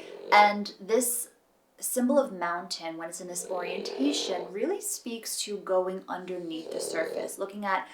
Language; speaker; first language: English; native; English